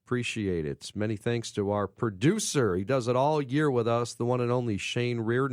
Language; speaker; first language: English; native; English